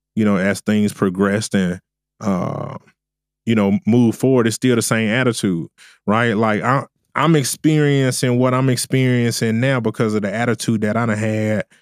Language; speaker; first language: English; native; English